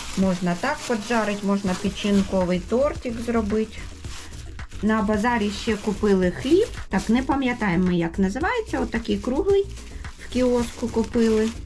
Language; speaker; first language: Ukrainian; non-native, local second language; Russian